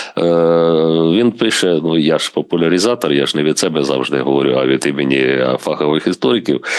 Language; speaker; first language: Ukrainian; non-native, local second language; Russian